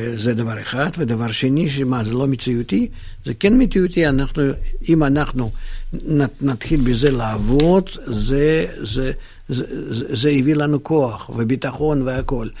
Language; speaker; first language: Hebrew; non-native, fluent; Russian